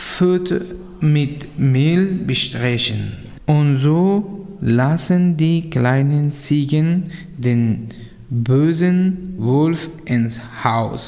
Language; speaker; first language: German; non-native, learner; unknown